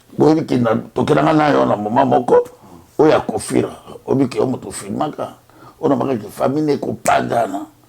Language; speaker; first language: Lingala; native; Lingala